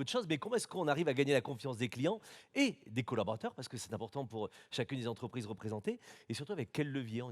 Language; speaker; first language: French; native; French